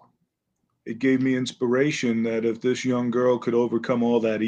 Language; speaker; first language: English; native; English